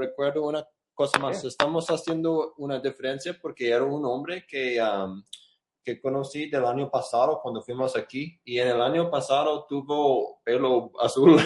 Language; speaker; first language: Spanish; non-native, learner; English